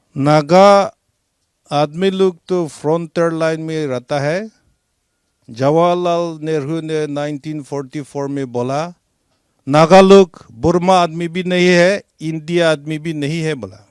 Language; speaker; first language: Hindi; non-native, local second language; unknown